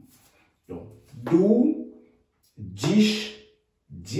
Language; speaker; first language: German; non-native, fluent; French